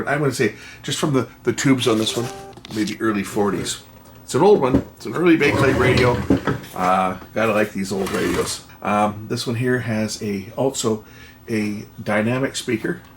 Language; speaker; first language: English; native; English